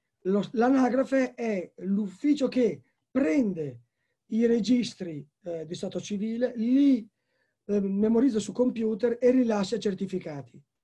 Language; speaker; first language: Italian; native; Italian